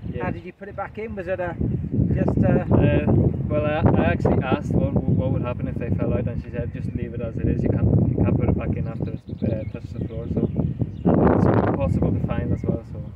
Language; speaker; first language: English; early bilingual, other home language; Spanish